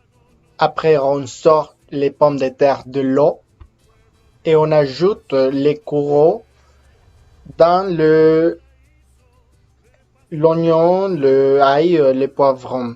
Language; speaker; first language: French; non-native, fluent; Spanish